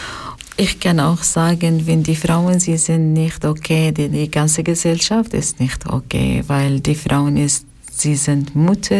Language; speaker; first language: German; non-native, learner; Arabic